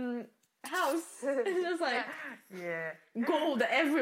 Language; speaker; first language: English; non-native, fluent; French